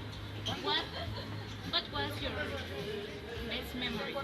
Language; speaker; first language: English; non-native, learner; Spanish